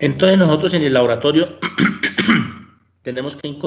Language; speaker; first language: Spanish; native; Spanish